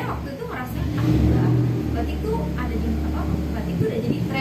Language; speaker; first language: Indonesian; native; Indonesian